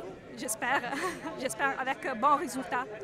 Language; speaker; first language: French; non-native, learner; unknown